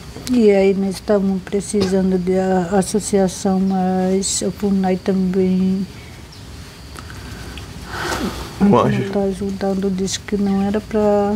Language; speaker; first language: Portuguese; non-native, local second language; Guarani